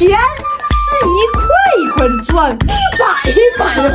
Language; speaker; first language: Chinese; native; Chinese